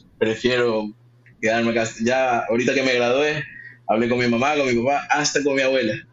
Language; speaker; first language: Spanish; early bilingual, heritage; Spanish